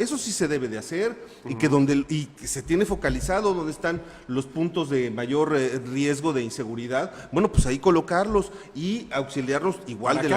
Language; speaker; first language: Spanish; native; Spanish